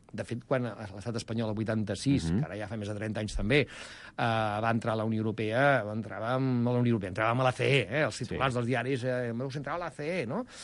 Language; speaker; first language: Catalan; native; Catalan